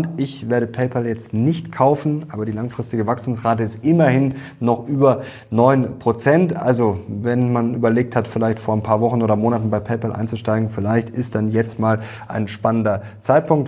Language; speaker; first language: German; native; German